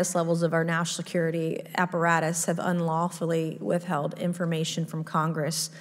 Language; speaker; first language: English; native; English